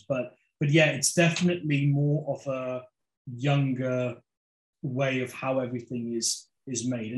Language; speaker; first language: English; native; English